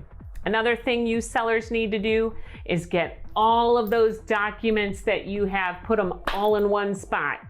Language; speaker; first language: English; native; English